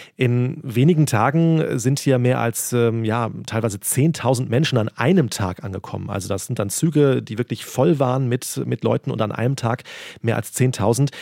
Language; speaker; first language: German; native; German